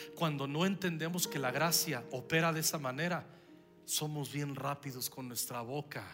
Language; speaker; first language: Spanish; native; Spanish